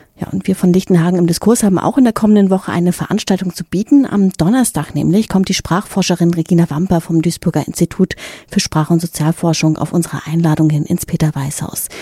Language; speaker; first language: German; native; German